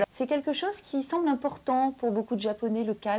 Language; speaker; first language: French; native; French